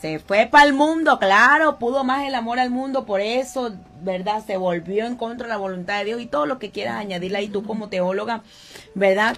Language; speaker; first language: Spanish; native; Spanish